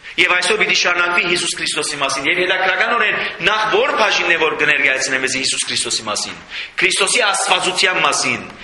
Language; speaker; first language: Armenian; native; Armenian